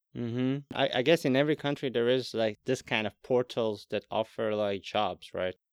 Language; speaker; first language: English; non-native, fluent; Latvian